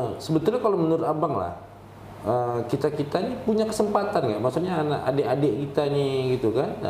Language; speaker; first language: Indonesian; native; Indonesian